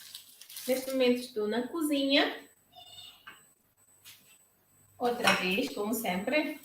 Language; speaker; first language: Portuguese; non-native, local second language; Tetum